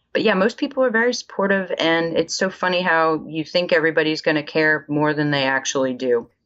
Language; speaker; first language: English; native; English